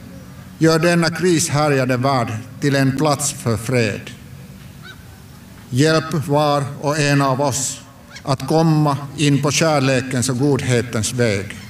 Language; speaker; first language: Swedish; non-native, local second language; Finnish